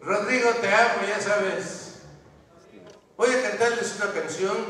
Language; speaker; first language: Spanish; native; Spanish